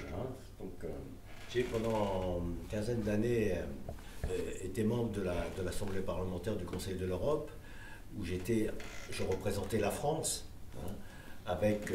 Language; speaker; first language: French; native; French